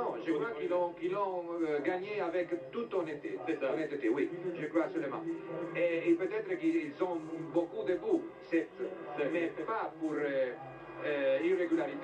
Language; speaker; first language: French; non-native, fluent; Italian